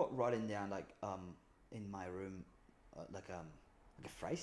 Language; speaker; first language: English; non-native, fluent; Spanish